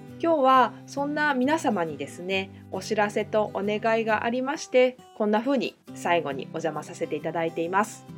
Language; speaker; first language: Japanese; native; Japanese